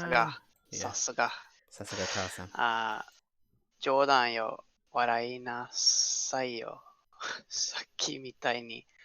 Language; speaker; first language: Japanese; non-native, learner; English